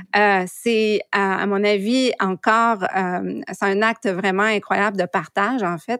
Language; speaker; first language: French; native; French